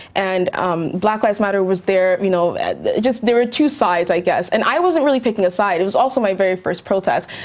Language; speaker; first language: English; native; English